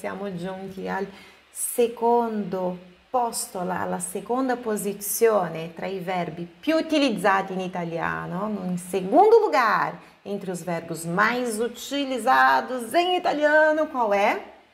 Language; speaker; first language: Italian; non-native, fluent; Portuguese